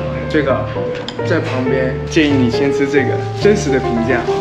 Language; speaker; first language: Chinese; non-native, fluent; Korean